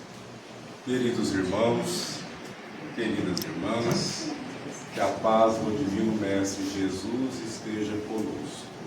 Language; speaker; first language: Portuguese; native; Portuguese